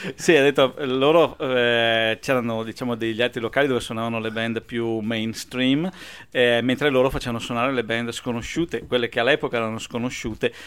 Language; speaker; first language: Italian; native; Italian